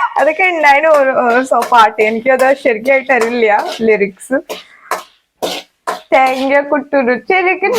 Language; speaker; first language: Malayalam; non-native, learner; Kannada